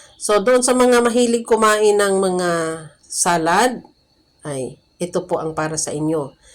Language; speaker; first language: Filipino; native; Filipino